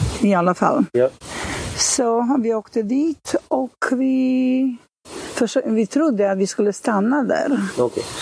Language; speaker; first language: Swedish; non-native, fluent; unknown